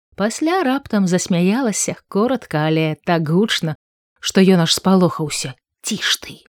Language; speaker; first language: Belarusian; native; Belarusian